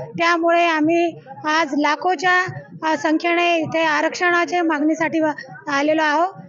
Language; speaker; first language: Marathi; non-native, local second language; Lambadi